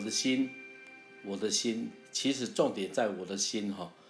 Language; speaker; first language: Chinese; native; Chinese